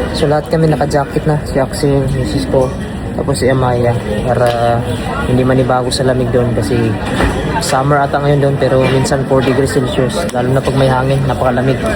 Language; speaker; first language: Filipino; non-native, local second language; Cebuano